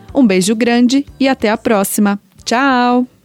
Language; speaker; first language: Portuguese; native; Portuguese